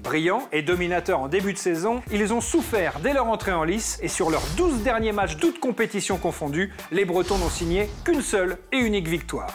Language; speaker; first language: French; native; French